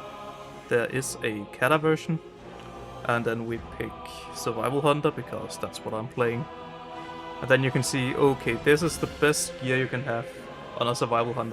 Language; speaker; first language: English; non-native, fluent; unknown